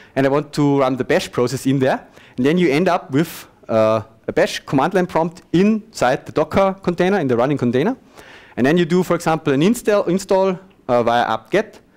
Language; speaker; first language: English; non-native, fluent; German